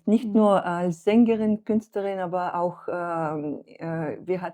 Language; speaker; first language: German; non-native, fluent; Slovenian